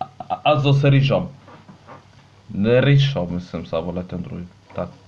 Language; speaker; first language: Polish; non-native, learner; Slovak